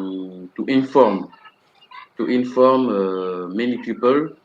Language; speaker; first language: English; non-native, learner; French